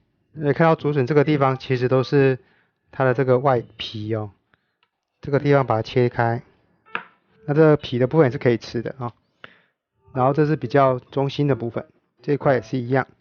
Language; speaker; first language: Chinese; native; Chinese